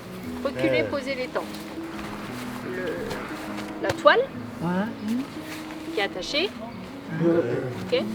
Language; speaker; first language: French; native; French